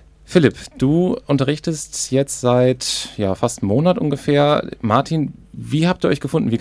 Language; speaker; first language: German; native; German